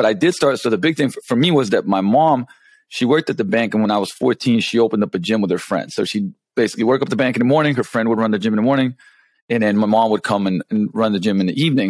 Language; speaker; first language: English; non-native, fluent; Slovenian